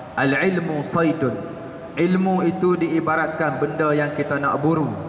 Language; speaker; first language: Malay; native; Malay